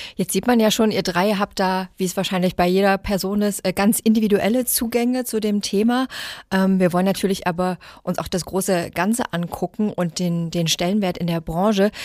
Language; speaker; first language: German; native; German